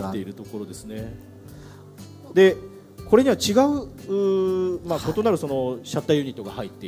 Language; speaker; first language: Japanese; native; Japanese